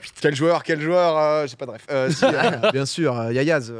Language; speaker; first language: French; native; French